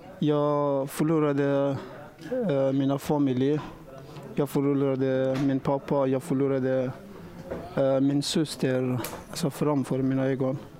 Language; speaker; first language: Swedish; non-native, learner; Persian